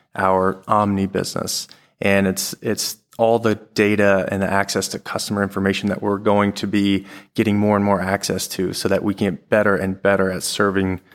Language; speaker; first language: English; native; English